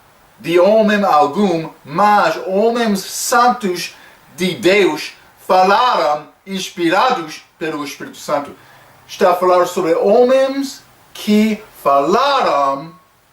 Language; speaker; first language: Portuguese; non-native, fluent; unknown